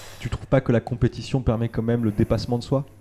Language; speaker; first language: French; native; French